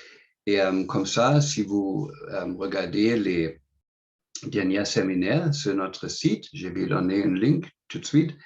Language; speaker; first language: French; non-native, fluent; English